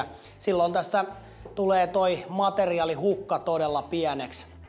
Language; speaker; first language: Finnish; native; Finnish